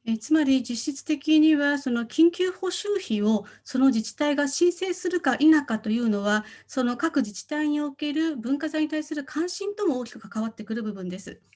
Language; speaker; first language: Japanese; non-native, fluent; Korean